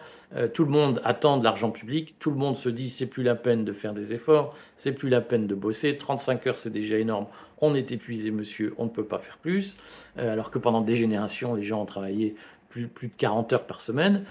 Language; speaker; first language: French; native; French